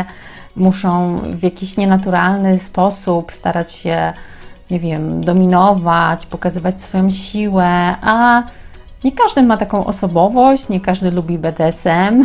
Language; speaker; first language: Polish; native; Polish